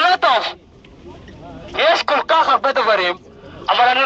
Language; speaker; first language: Hebrew; non-native, fluent; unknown